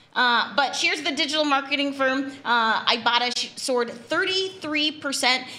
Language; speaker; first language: English; native; English